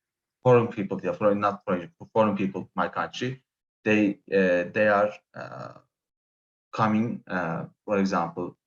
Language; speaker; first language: English; non-native, learner; Turkish